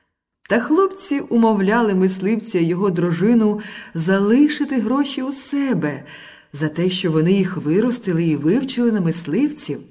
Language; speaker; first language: Ukrainian; native; Ukrainian